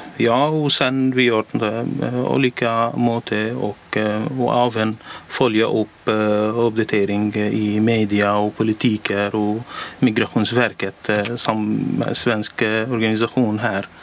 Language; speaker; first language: Swedish; non-native, learner; Arabic